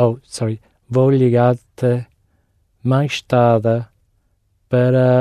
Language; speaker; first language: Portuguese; non-native, learner; English